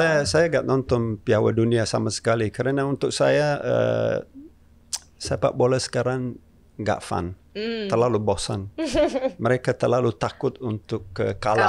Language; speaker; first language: Indonesian; non-native, fluent; English